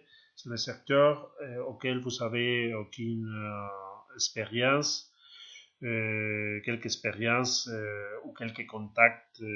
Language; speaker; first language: French; non-native, learner; Spanish